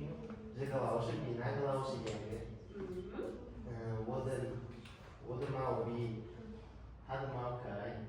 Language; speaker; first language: Chinese; non-native, learner; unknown